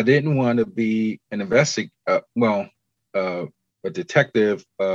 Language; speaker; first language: English; native; English